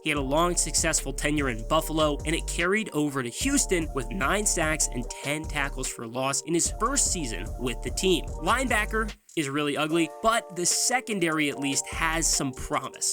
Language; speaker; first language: English; native; English